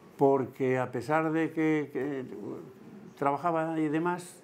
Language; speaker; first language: Spanish; native; Spanish